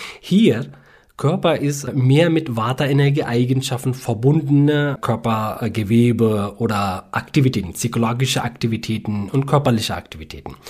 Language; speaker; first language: German; non-native, learner; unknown